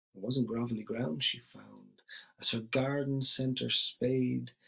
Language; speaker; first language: English; native; English